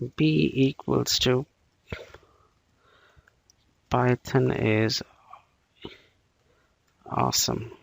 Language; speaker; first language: English; non-native, local second language; Bangla